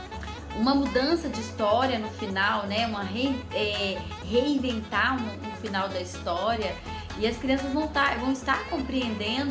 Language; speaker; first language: Portuguese; native; Portuguese